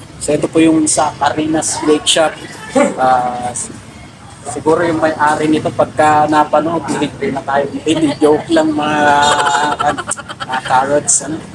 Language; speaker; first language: Filipino; non-native, local second language; Iloko